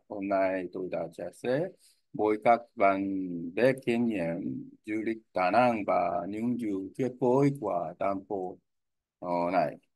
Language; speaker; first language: Vietnamese; non-native, learner; Korean